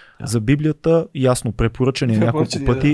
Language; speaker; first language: Bulgarian; native; Bulgarian